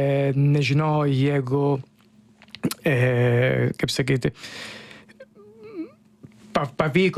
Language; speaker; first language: Lithuanian; non-native, learner; Italian